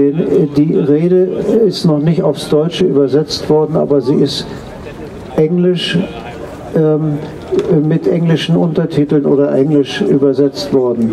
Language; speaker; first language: German; non-native, fluent; English